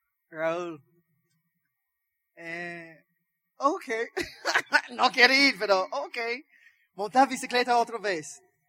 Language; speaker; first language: Spanish; non-native, learner; English